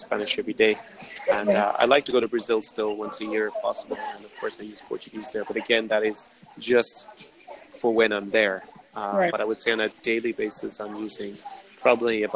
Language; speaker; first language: English; native; English